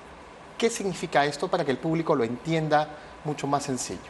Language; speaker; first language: Spanish; native; Spanish